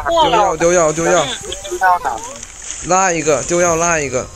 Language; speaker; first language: Chinese; native; Chinese